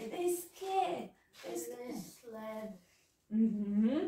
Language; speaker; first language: English; non-native, fluent; Russian